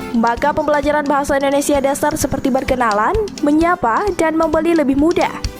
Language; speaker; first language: Indonesian; native; Indonesian